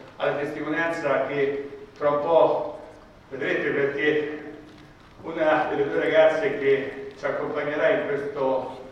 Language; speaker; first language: Italian; native; Italian